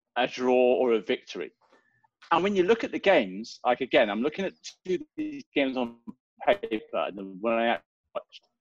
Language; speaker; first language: English; native; English